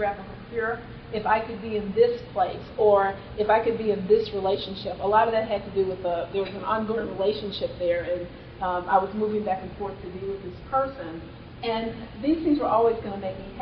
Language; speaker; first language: English; native; English